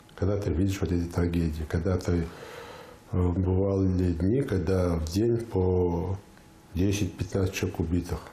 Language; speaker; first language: Russian; non-native, local second language; Ingush